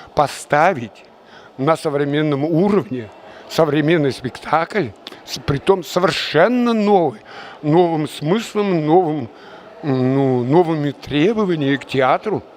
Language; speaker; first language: Russian; non-native, local second language; Chuvash